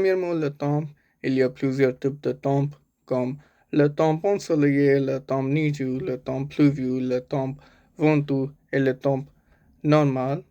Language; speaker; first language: French; non-native, learner; Punjabi